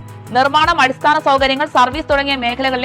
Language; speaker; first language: Malayalam; native; Malayalam